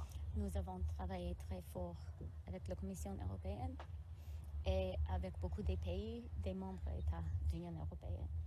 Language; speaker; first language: French; non-native, local second language; English